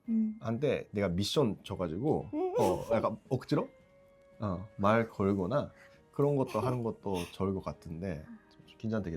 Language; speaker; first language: Korean; non-native, fluent; Japanese